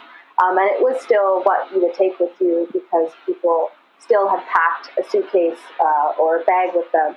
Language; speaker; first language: English; native; English